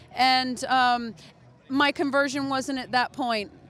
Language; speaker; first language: English; native; English